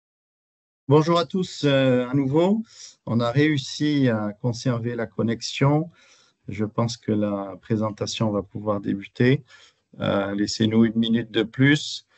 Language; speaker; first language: French; native; French